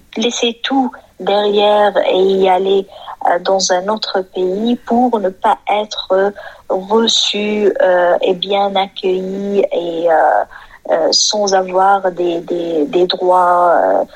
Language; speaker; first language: French; non-native, fluent; Arabic